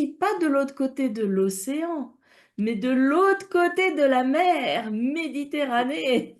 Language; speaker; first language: French; native; French